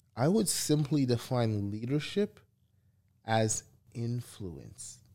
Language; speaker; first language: English; early bilingual, other home language; Haitian Creole